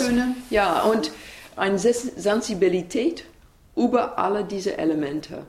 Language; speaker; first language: German; non-native, learner; English